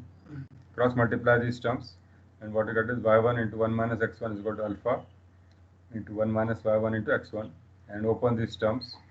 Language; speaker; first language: English; non-native, local second language; Hindi